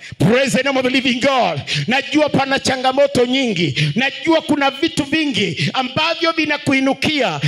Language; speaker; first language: Swahili; non-native, local second language; Luyia